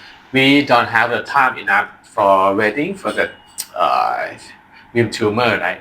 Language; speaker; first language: English; non-native, learner; Thai